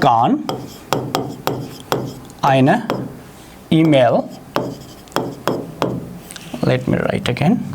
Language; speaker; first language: German; non-native, fluent; Hindi